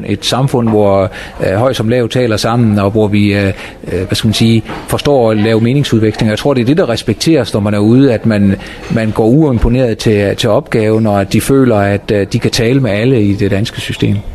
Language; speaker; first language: Danish; native; Danish